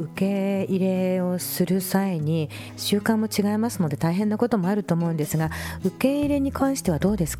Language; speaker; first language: Japanese; native; Japanese